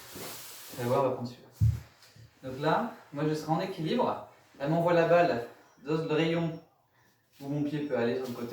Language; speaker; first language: French; native; French